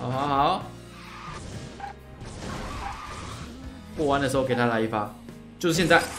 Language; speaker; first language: Chinese; native; Chinese